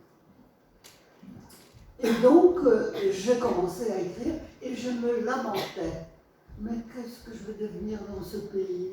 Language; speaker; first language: French; non-native, fluent; Polish